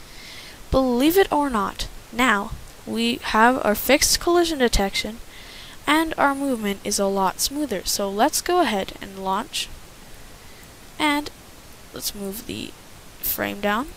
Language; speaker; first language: English; native; English